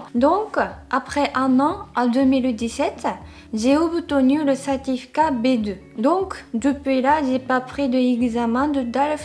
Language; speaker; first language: French; non-native, fluent; Japanese